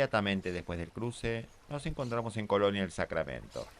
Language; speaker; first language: Spanish; native; Spanish